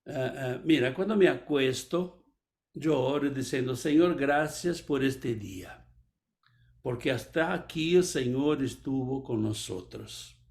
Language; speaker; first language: Spanish; non-native, fluent; Portuguese